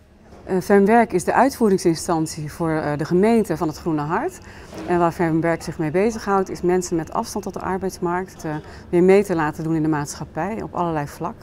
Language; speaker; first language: Dutch; native; Dutch